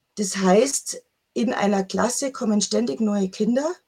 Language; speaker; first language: German; native; German